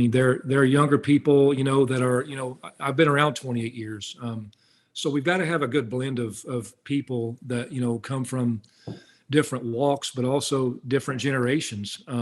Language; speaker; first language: English; native; English